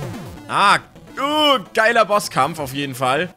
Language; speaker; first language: German; native; German